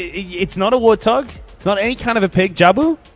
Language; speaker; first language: English; native; English